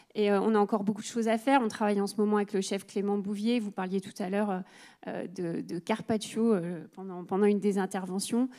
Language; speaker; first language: French; native; French